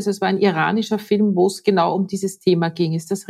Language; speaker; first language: German; native; German